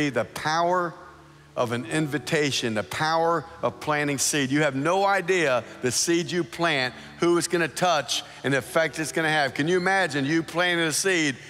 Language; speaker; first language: English; native; English